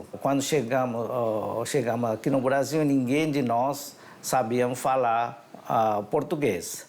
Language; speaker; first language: Portuguese; early bilingual, other home language; Japanese